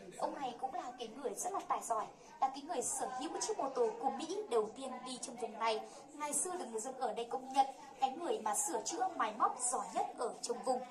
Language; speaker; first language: Vietnamese; non-native, local second language; Hmong